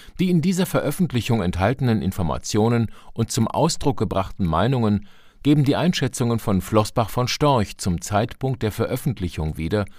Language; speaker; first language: German; native; German